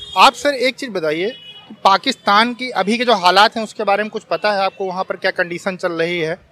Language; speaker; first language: Hindi; native; Hindi